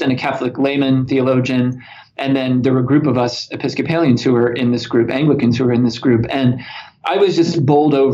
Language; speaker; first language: English; native; English